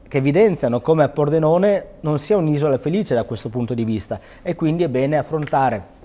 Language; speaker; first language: Italian; native; Italian